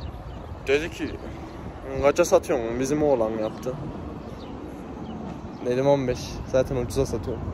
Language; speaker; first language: Turkish; native; Turkish